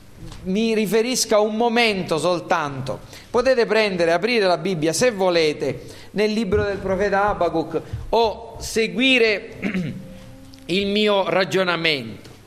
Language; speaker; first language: Italian; native; Italian